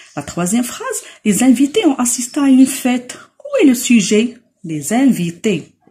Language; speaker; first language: French; non-native, local second language; Arabic